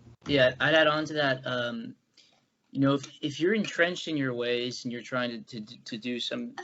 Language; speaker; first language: English; native; English